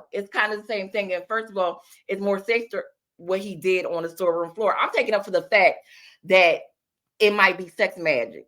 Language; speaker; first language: English; native; English